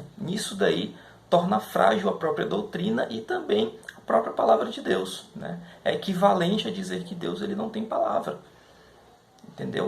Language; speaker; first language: Portuguese; native; Portuguese